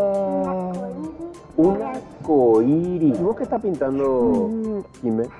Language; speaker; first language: Spanish; native; Spanish